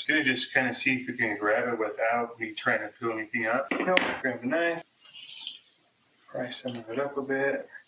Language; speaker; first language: English; native; English